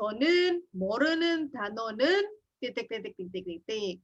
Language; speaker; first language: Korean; non-native, fluent; Indonesian